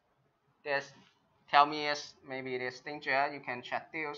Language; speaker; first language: English; non-native, learner; Chinese